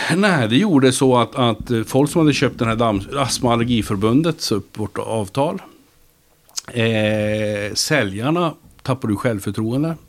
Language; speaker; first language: Swedish; native; Swedish